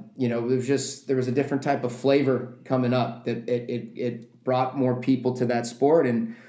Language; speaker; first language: English; native; English